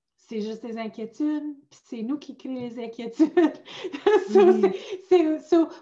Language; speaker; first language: French; native; French